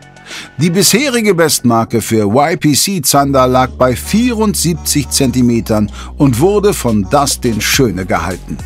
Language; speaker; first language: German; native; German